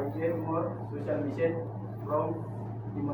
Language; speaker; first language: English; non-native, learner; Indonesian